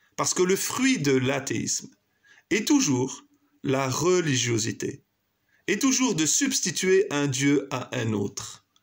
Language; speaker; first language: French; native; French